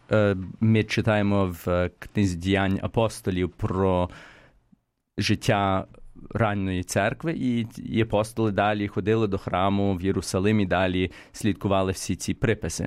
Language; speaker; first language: Ukrainian; early bilingual, heritage; Ukrainian